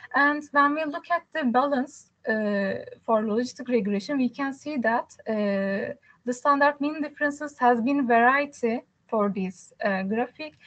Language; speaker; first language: English; non-native, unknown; Turkish